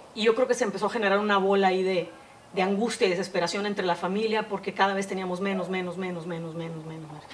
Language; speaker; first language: Spanish; native; Spanish